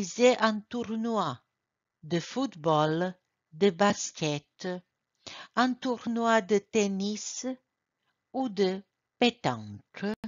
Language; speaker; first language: French; non-native, fluent; Croatian